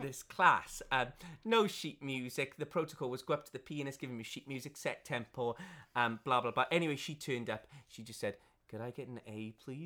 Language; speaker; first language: English; native; English